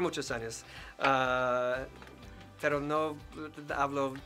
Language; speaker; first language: Spanish; non-native, learner; English